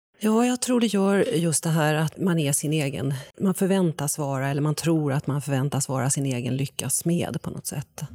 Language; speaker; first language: Swedish; native; Swedish